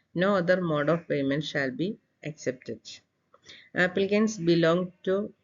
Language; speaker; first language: English; non-native, local second language; Malayalam